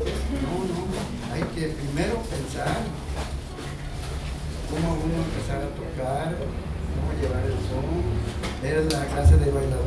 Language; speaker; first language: Spanish; native; Spanish